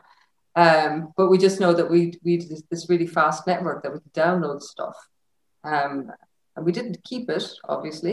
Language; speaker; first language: English; native; English